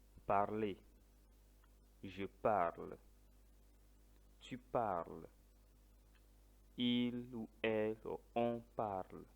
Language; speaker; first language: French; non-native, fluent; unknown